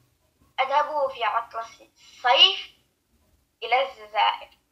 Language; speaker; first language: Arabic; non-native, learner; French